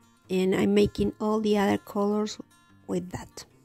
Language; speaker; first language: English; non-native, learner; Spanish